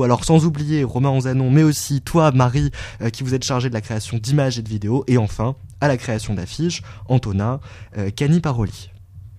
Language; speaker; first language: French; native; French